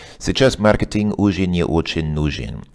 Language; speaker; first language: Russian; non-native, learner; English